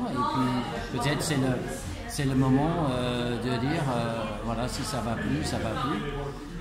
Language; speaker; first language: French; non-native, fluent; English